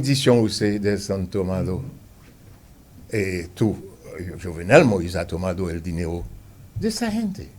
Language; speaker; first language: Spanish; non-native, fluent; Haitian Creole